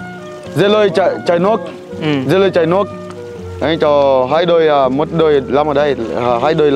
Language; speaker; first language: Vietnamese; non-native, learner; Portuguese